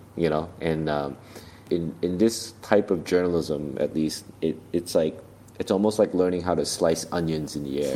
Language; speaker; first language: English; native; English